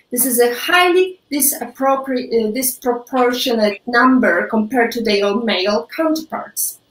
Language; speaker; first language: English; non-native, fluent; Polish